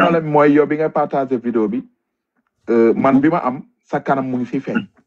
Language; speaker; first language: Wolof; non-native, local second language; Fula